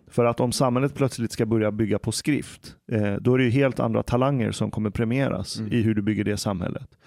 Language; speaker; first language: Swedish; early bilingual, other home language; Persian